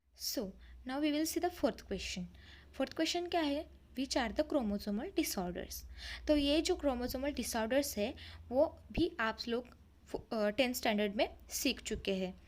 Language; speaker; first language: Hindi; non-native, local second language; Marathi